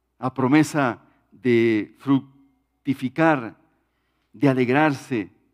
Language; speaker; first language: Spanish; native; Spanish